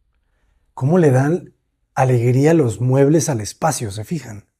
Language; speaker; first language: Spanish; native; Spanish